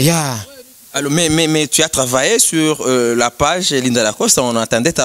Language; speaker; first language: French; non-native, local second language; Rundi